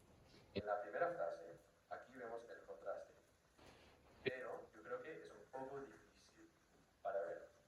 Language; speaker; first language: Spanish; non-native, fluent; English